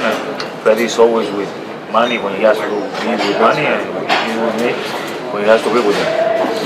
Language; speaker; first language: English; non-native, fluent; Spanish